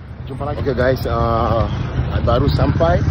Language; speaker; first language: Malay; non-native, fluent; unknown